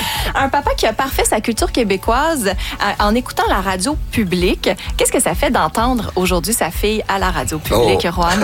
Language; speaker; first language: French; native; French